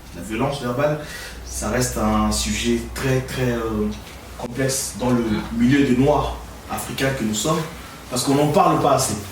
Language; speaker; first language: French; non-native, local second language; Lingala